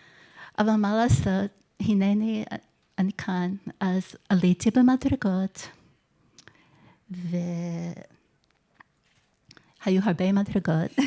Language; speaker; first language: Hebrew; non-native, fluent; English